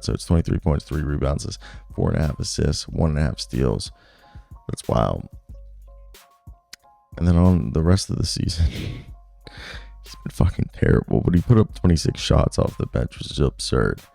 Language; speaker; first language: English; native; English